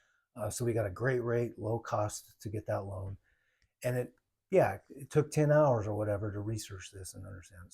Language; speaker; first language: English; native; English